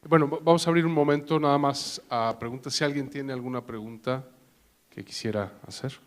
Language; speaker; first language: Spanish; native; Spanish